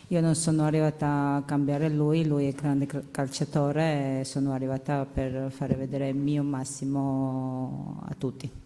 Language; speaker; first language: Italian; non-native, learner; Georgian